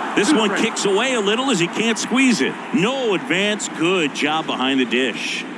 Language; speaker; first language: English; native; English